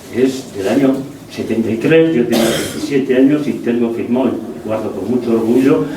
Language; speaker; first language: Spanish; non-native, local second language; Basque